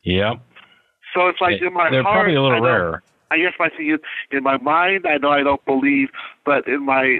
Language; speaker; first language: English; native; English